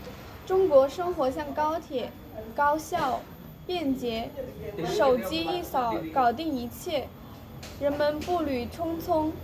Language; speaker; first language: Chinese; native; Chinese